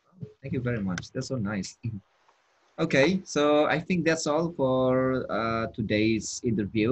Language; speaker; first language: English; non-native, fluent; Indonesian